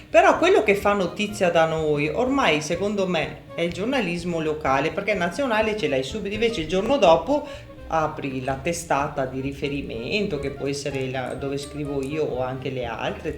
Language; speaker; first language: Italian; native; Italian